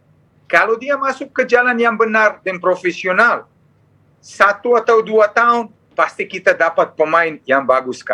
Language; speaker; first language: Indonesian; non-native, fluent; Serbian